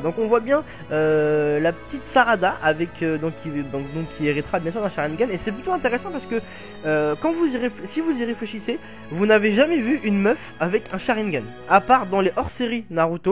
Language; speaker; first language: French; native; French